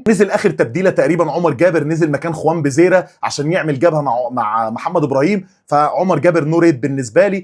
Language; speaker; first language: Arabic; native; Arabic